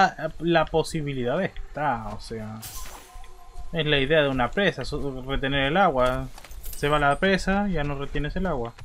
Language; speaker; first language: Spanish; native; Spanish